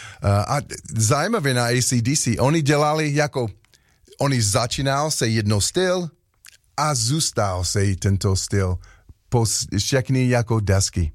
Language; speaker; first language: Czech; non-native, learner; English